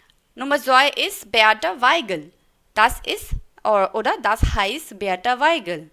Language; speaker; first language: German; non-native, fluent; Hindi